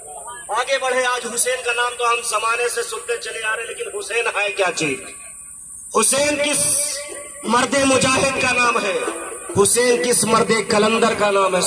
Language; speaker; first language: Urdu; native; Urdu